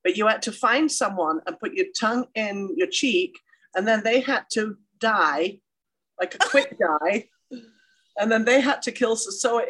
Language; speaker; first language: English; native; English